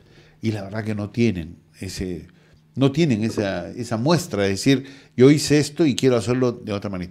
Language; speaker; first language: Spanish; native; Spanish